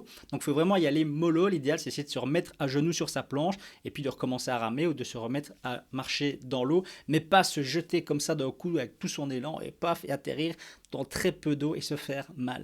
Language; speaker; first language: French; native; French